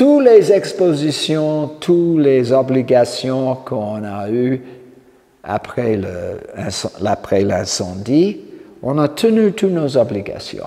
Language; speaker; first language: French; non-native, fluent; English